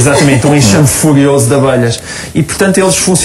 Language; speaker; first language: Portuguese; native; Portuguese